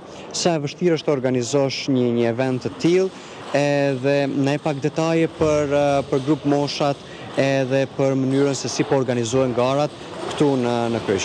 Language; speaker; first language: Albanian; native; Albanian